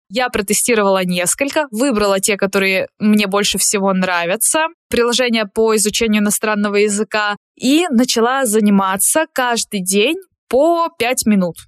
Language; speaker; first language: Russian; native; Russian